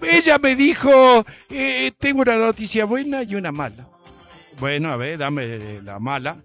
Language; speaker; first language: Spanish; native; Spanish